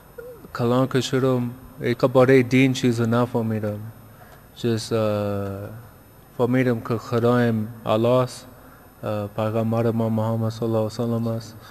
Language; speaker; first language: Persian; early bilingual, heritage; Persian